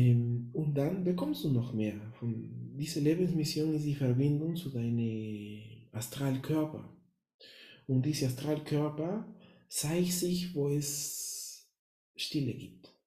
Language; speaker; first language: German; non-native, fluent; Spanish